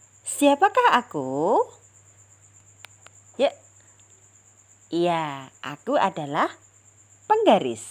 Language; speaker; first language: Indonesian; native; Indonesian